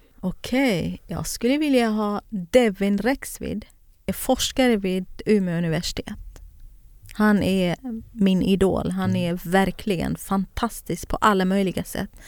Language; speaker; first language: Swedish; non-native, fluent; Kurdish